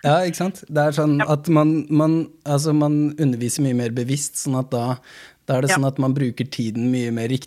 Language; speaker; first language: Norwegian; native; Norwegian